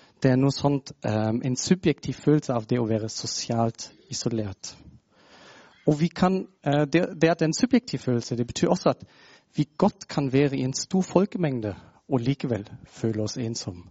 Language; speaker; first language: Norwegian; non-native, fluent; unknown